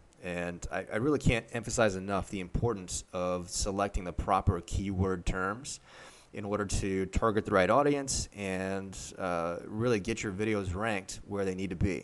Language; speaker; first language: English; native; English